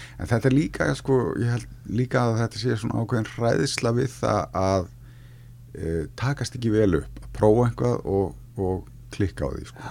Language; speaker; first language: Icelandic; native; Icelandic